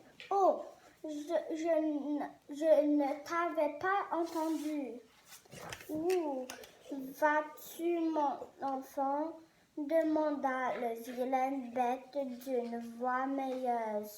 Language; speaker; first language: French; non-native, learner; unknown